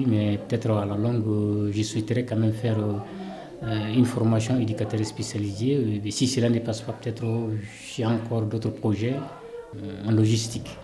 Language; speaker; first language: French; non-native, local second language; Bambara